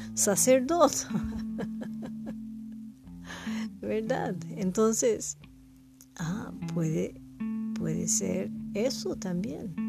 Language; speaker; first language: Spanish; non-native, learner; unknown